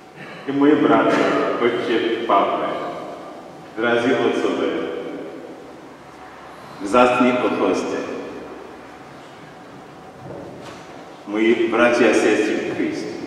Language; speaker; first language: Czech; non-native, learner; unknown